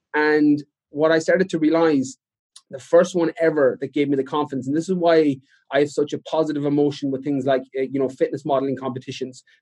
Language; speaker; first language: English; native; English